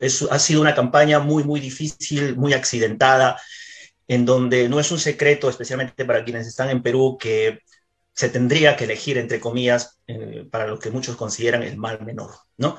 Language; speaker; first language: Spanish; native; Spanish